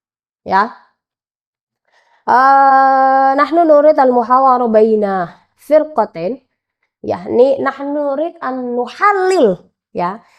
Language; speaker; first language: Arabic; non-native, fluent; Indonesian